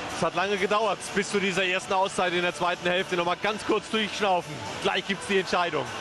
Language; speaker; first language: German; native; German